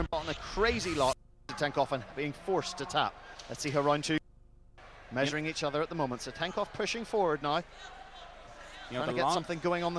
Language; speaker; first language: English; native; English